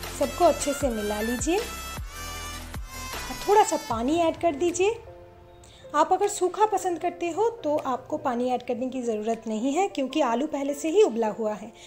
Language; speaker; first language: Hindi; non-native, local second language; Bangla